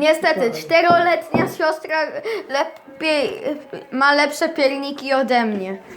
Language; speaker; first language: Polish; early bilingual, heritage; Polish